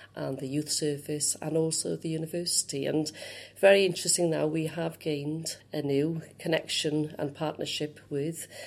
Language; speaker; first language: English; native; English